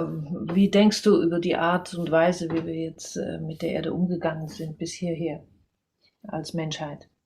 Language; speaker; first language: German; non-native, fluent; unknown